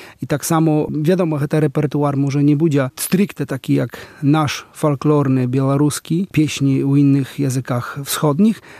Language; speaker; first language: Belarusian; non-native, local second language; Polish